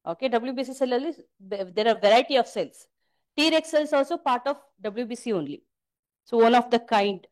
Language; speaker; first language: English; non-native, local second language; Kannada